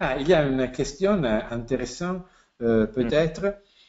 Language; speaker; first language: French; non-native, fluent; Italian